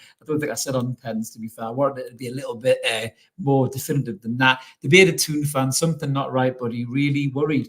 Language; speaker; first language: English; native; English